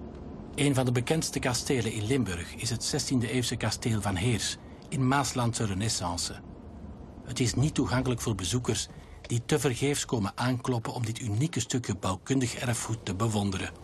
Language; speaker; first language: Dutch; native; Dutch